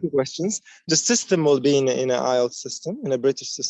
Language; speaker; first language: English; non-native, fluent; Uzbek